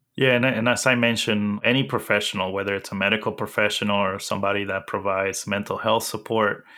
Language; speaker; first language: English; early bilingual, other home language; Spanish